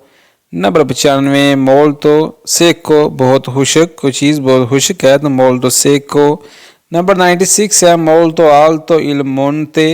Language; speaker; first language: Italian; non-native, fluent; Urdu